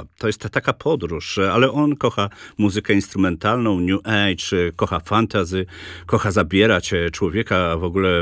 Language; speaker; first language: Polish; native; Polish